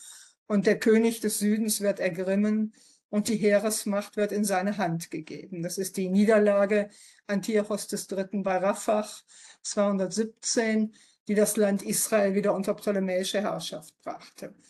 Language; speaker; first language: German; native; German